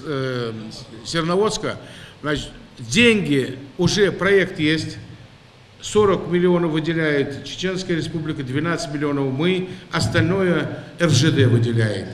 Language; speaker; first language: Russian; non-native, local second language; Ingush